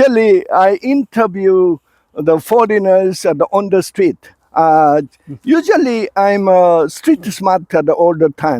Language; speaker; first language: English; non-native, fluent; Korean